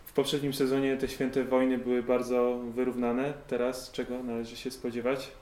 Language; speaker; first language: Polish; native; Polish